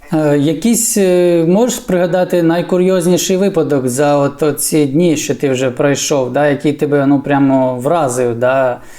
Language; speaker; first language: Ukrainian; native; Ukrainian